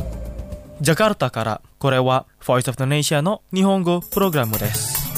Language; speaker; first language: Japanese; non-native, fluent; Indonesian